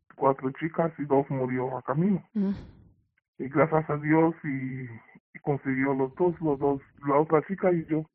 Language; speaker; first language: Spanish; non-native, fluent; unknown